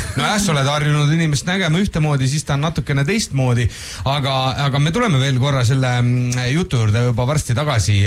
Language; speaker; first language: Estonian; native; Estonian